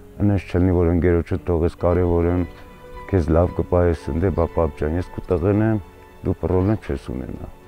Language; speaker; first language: Armenian; non-native, local second language; Kurdish